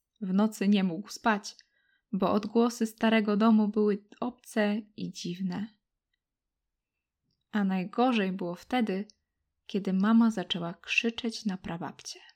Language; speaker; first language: Polish; native; Polish